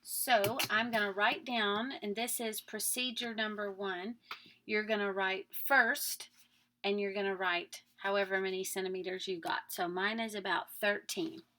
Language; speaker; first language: English; native; English